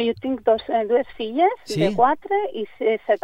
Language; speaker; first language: Catalan; non-native, local second language; Spanish